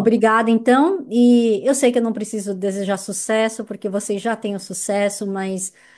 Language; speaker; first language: Portuguese; native; Portuguese